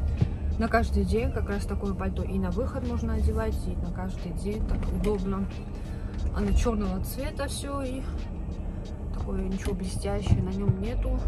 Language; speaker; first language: Russian; native; Russian